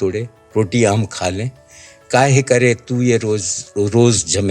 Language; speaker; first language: Hindi; native; Hindi